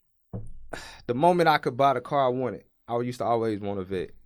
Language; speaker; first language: English; native; English